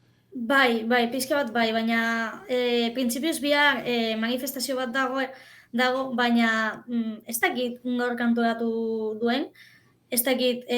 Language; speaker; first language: Basque; non-native, fluent; Catalan